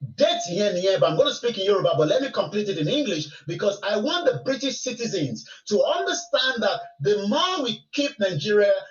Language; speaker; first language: English; non-native, local second language; Yoruba